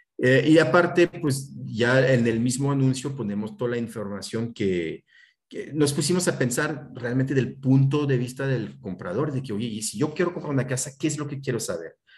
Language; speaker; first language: Spanish; non-native, fluent; French